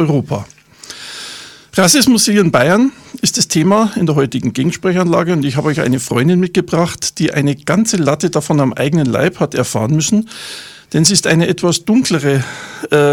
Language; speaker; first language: German; native; German